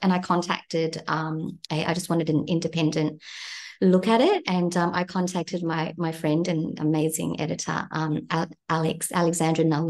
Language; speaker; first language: English; native; English